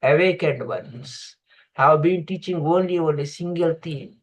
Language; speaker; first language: English; non-native, local second language; Telugu